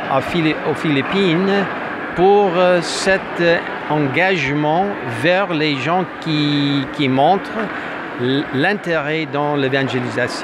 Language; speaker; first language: French; non-native, fluent; English